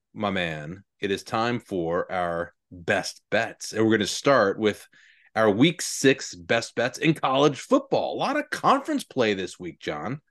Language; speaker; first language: English; native; English